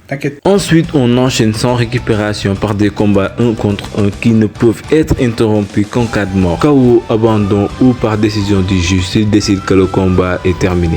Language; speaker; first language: French; native; French